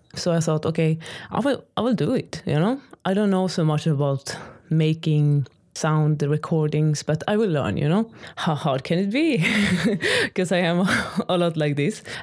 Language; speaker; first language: English; non-native, fluent; Swedish